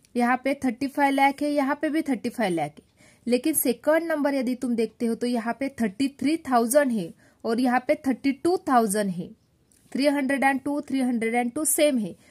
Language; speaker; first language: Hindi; non-native, local second language; Marathi